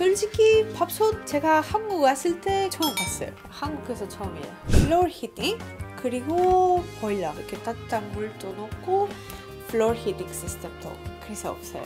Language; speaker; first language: Korean; non-native, learner; Greek